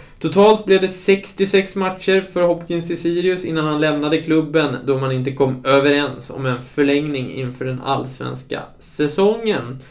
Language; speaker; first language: Swedish; native; Swedish